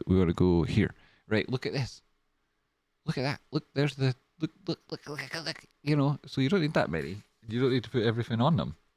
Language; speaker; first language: English; native; English